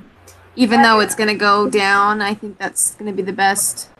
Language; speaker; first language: English; native; English